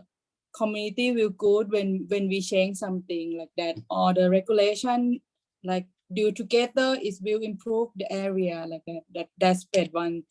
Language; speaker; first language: English; non-native, learner; Thai